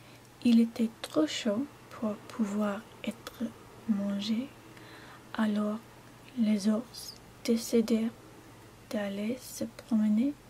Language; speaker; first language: French; non-native, learner; English